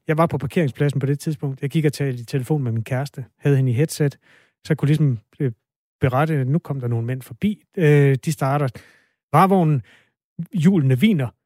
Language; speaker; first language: Danish; native; Danish